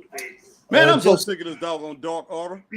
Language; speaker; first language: English; native; English